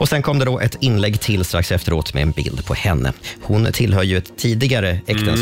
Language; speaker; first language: Swedish; native; Swedish